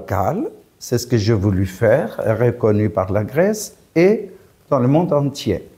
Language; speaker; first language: French; non-native, fluent; Greek